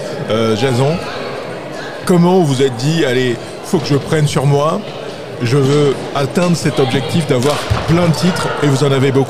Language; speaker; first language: French; native; French